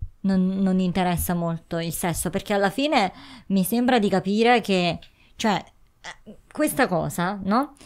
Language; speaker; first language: Italian; native; Italian